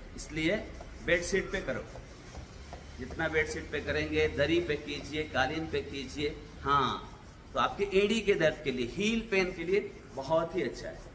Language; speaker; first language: Hindi; native; Hindi